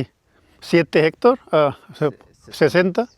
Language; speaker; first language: Spanish; non-native, learner; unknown